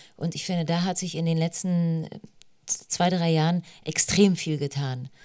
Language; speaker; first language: German; early bilingual, other home language; Polish